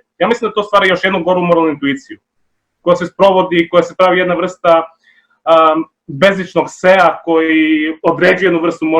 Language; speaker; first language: Bosnian; native; Bosnian